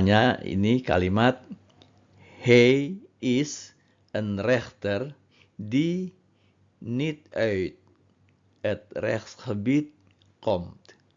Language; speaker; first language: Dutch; non-native, fluent; Indonesian